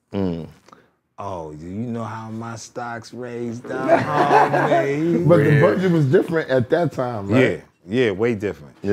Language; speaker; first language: English; native; English